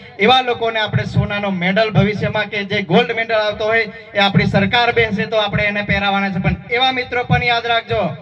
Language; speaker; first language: Gujarati; non-native, local second language; Rathawi